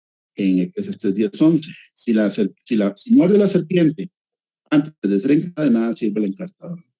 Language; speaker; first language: Spanish; native; Spanish